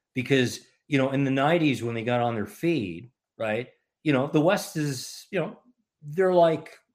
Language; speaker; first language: English; non-native, fluent; Ukrainian